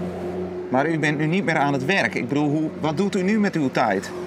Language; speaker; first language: Dutch; native; Dutch